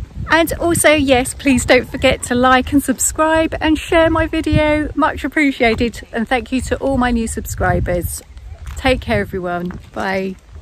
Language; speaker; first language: English; native; English